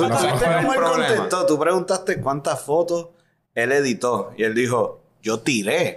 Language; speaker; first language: Spanish; native; Spanish